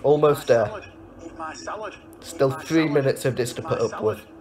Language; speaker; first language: English; native; English